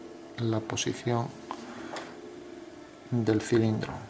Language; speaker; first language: Spanish; native; Spanish